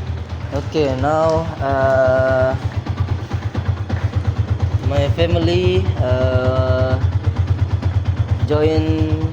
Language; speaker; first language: English; non-native, learner; Indonesian